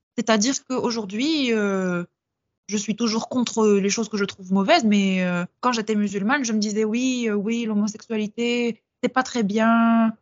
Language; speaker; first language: French; non-native, local second language; Arabic